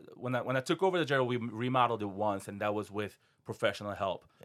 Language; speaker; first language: English; non-native, fluent; Korean